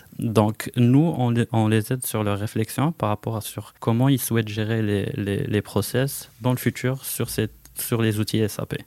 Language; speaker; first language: French; non-native, local second language; Arabic